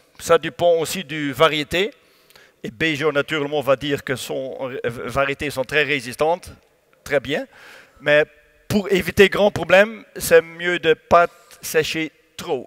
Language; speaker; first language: French; non-native, learner; Dutch